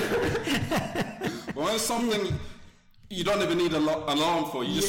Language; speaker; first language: English; native; English